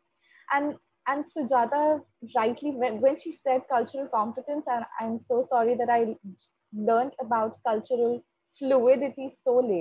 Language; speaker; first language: English; non-native, local second language; Hindi